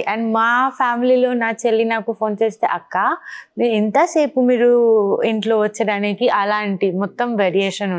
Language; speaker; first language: Telugu; non-native, learner; Bangla